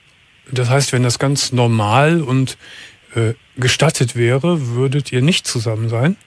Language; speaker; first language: German; native; German